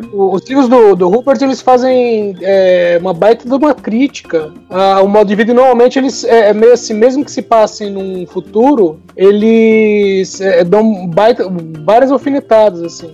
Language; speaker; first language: Portuguese; native; Portuguese